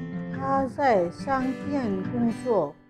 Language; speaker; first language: Chinese; non-native, fluent; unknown